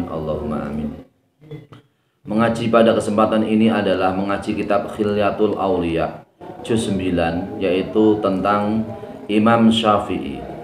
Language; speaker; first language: Indonesian; native; Indonesian